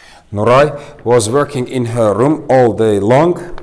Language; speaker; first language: English; non-native, fluent; Azerbaijani